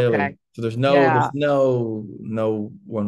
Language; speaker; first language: English; native; English